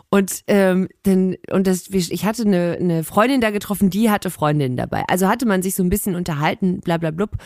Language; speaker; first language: German; native; German